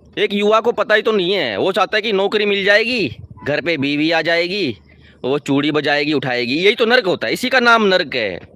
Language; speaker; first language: Hindi; native; Hindi